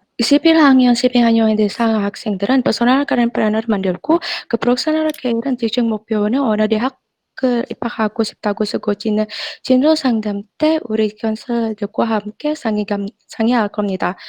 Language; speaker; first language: Korean; non-native, fluent; Indonesian